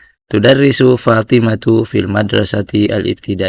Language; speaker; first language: Arabic; non-native, fluent; Indonesian